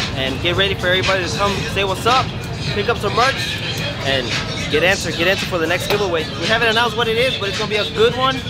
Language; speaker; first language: English; early bilingual, other home language; Spanish